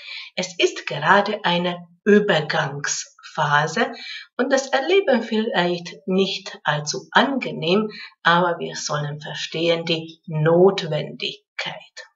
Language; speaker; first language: German; non-native, fluent; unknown